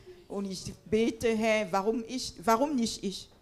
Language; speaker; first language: German; non-native, fluent; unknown